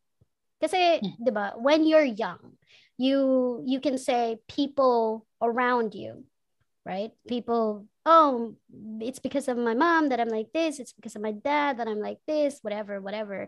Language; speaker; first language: English; non-native, local second language; Filipino